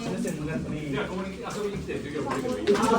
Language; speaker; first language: Japanese; native; Japanese